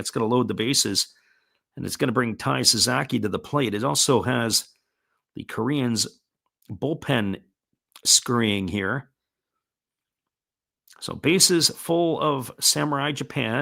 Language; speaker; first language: English; native; English